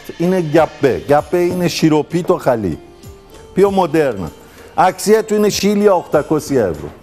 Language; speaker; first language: Greek; non-native, learner; Persian